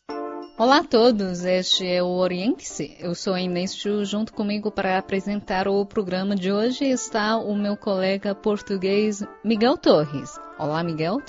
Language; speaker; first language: Portuguese; non-native, fluent; Chinese